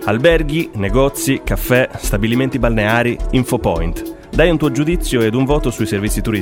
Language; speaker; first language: Italian; native; Italian